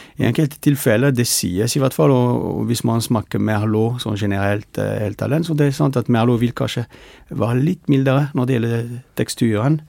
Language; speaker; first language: Norwegian; non-native, fluent; French